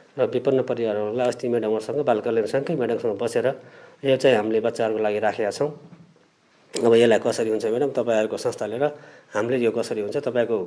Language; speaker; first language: Nepali; native; Nepali